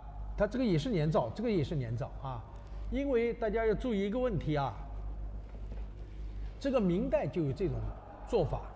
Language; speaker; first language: Chinese; native; Chinese